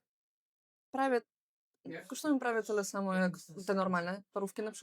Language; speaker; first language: Polish; non-native, fluent; Belarusian